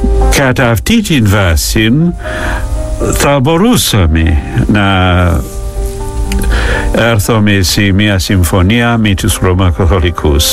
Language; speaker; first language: Greek; non-native, fluent; English